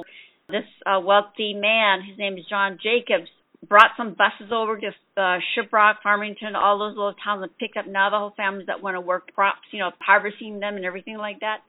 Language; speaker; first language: English; early bilingual, other home language; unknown